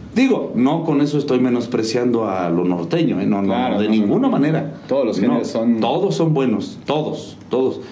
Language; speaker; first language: Spanish; native; Spanish